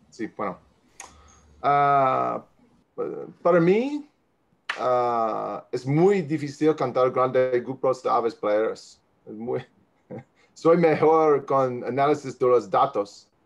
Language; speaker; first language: Spanish; non-native, learner; English